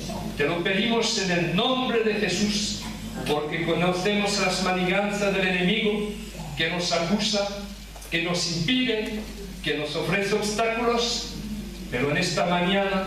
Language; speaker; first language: Spanish; early bilingual, heritage; French